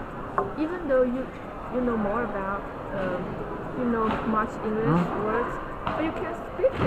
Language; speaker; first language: English; non-native, learner; Chinese